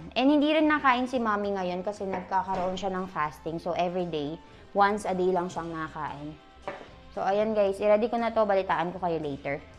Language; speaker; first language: Filipino; native; Filipino